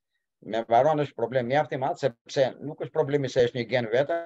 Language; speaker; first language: Albanian; native; Albanian